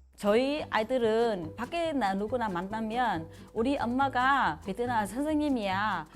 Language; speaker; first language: Korean; non-native, fluent; Vietnamese